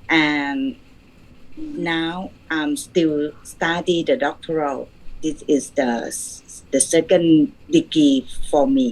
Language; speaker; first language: English; non-native, learner; Thai